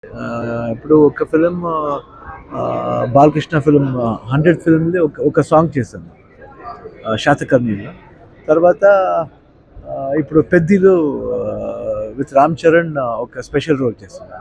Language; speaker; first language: Telugu; non-native, learner; Kannada